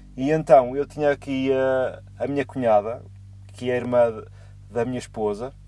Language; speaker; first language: Portuguese; native; Portuguese